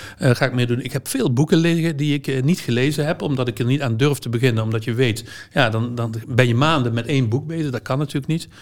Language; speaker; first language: Dutch; native; Dutch